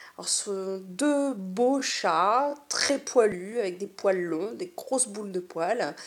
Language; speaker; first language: French; native; French